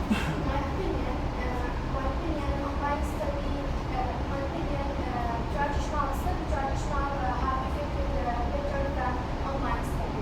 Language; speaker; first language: English; non-native, learner; Kurdish